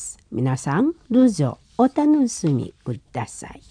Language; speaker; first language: Japanese; non-native, fluent; Indonesian